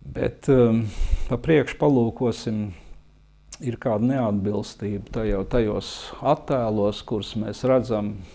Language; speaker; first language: Latvian; native; Latvian